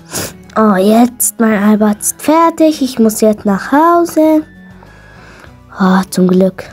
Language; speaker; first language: German; non-native, learner; Arabic